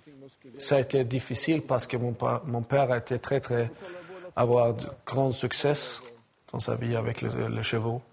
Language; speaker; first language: French; non-native, learner; Swedish